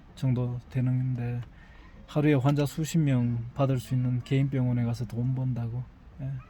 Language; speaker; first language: Korean; native; Korean